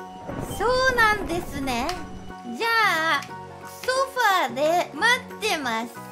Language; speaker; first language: Japanese; native; Japanese